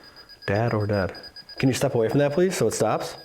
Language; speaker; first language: English; native; English